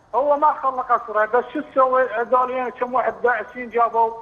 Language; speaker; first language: Arabic; native; Arabic